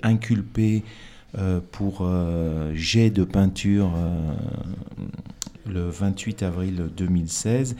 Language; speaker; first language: French; native; French